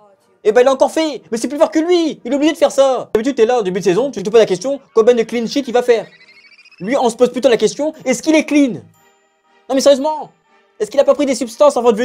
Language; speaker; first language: French; native; French